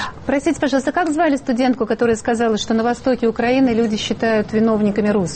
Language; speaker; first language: Russian; native; Russian